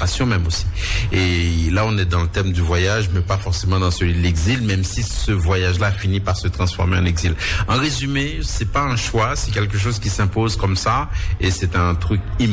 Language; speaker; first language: French; native; French